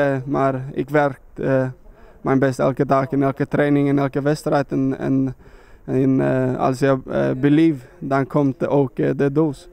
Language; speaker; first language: Dutch; non-native, learner; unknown